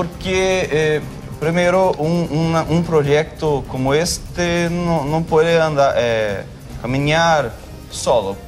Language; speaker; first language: Spanish; non-native, local second language; Portuguese